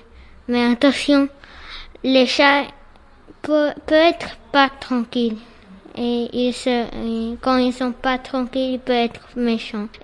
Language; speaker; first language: French; non-native, learner; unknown